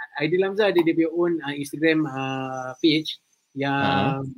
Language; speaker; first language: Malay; native; Malay